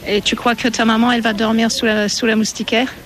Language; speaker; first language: French; native; French